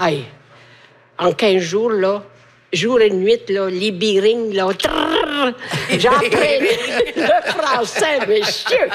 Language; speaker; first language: French; native; French